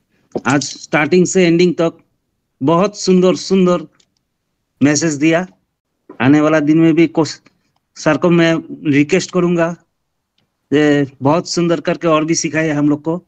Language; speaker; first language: Hindi; non-native, local second language; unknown